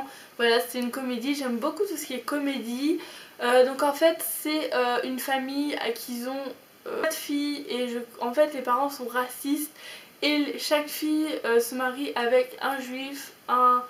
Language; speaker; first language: French; native; French